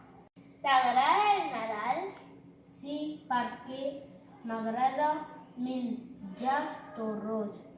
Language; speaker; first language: Catalan; non-native, learner; Spanish